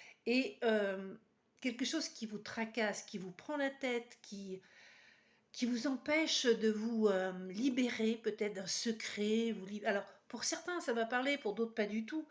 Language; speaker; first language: French; native; French